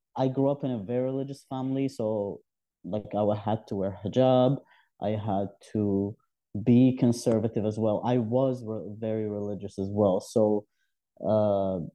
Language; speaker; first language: English; non-native, fluent; Arabic